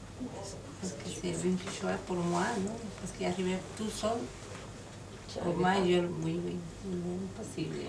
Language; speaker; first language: French; non-native, learner; Spanish